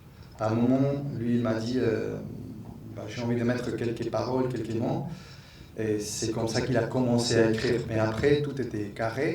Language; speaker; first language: French; non-native, fluent; Spanish